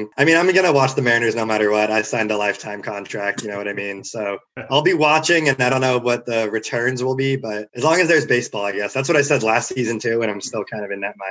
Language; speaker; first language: English; native; English